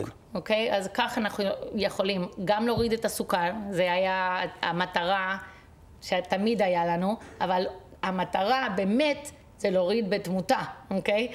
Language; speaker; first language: Hebrew; non-native, fluent; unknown